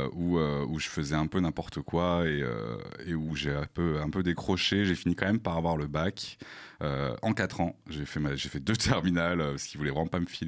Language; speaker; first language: French; native; French